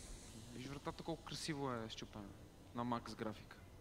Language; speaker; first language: Bulgarian; native; Bulgarian